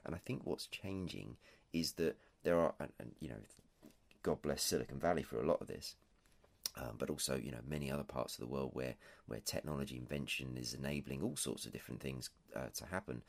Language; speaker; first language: English; native; English